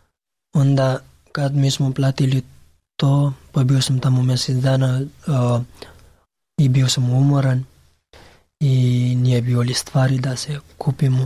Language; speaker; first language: Serbian; non-native, learner; Pashto